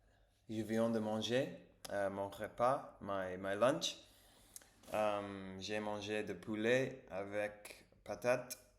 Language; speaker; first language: French; non-native, learner; English